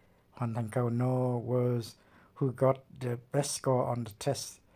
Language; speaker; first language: English; non-native, learner; Vietnamese